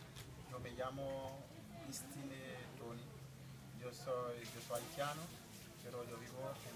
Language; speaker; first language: Spanish; non-native, fluent; Haitian Creole